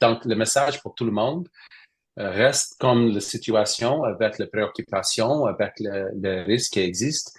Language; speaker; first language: French; non-native, learner; English